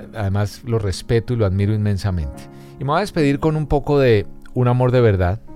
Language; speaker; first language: Spanish; native; Spanish